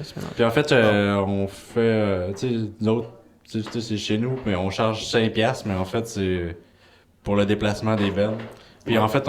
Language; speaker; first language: French; native; French